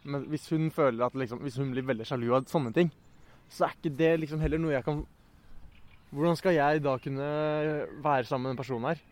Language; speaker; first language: Norwegian; native; Norwegian